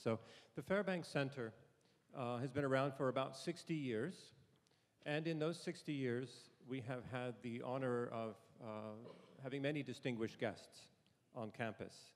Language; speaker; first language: English; native; English